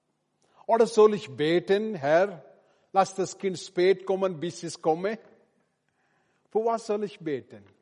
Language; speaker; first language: German; non-native, learner; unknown